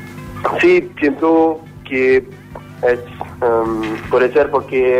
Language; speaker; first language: Spanish; non-native, learner; French